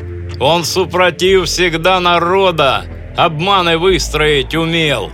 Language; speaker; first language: Russian; native; Russian